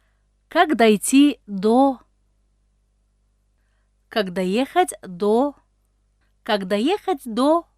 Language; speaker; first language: Russian; non-native, fluent; Tajik